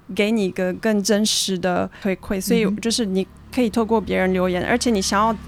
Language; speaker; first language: Chinese; non-native, fluent; French